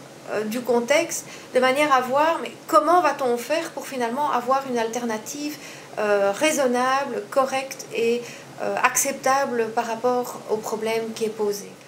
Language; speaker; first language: French; native; French